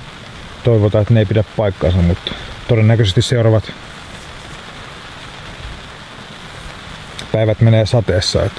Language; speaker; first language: Finnish; native; Finnish